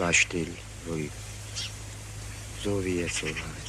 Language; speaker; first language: German; non-native, learner; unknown